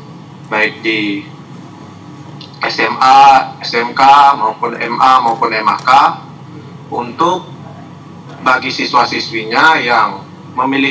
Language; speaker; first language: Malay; non-native, local second language; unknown